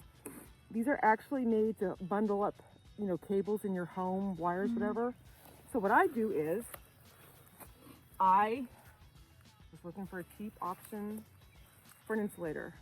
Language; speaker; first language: English; native; English